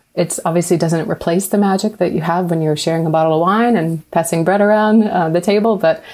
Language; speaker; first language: English; native; English